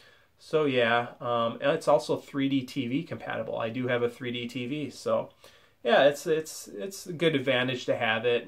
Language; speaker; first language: English; native; English